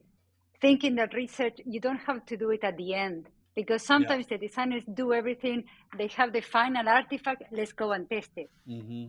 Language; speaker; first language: English; non-native, fluent; Spanish